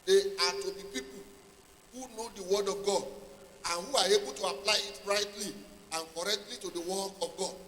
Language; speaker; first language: English; non-native, local second language; Yoruba